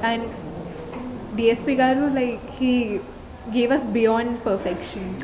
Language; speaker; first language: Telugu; non-native, learner; Tulu